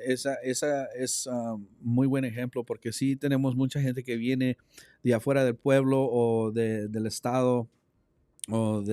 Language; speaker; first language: Spanish; early bilingual, other home language; English